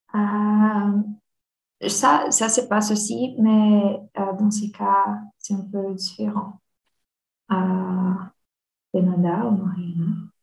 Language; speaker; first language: French; non-native, learner; Portuguese